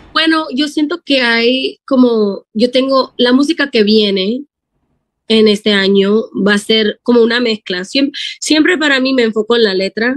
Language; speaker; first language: Spanish; early bilingual, heritage; Spanish